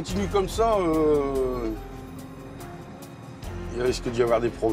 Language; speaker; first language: French; native; French